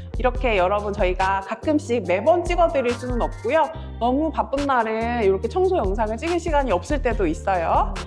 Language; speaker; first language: Korean; native; Korean